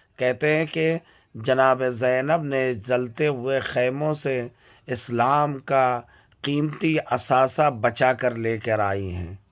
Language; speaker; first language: Urdu; native; Urdu